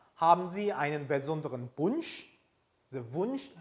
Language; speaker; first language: German; non-native, fluent; Korean